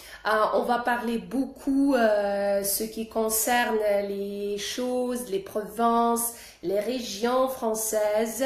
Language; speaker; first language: French; non-native, fluent; Russian